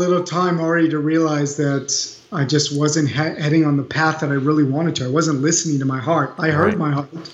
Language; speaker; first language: English; native; English